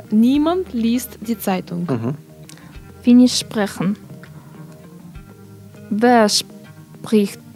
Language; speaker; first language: German; non-native, learner; Russian